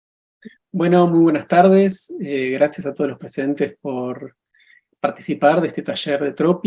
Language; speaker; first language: Spanish; native; Spanish